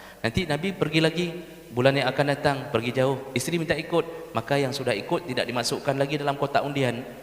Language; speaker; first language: Malay; non-native, local second language; Achinese